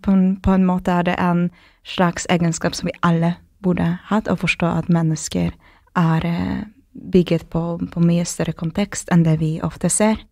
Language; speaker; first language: Norwegian; non-native, fluent; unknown